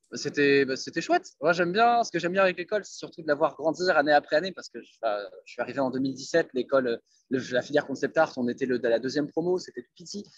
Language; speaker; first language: French; native; French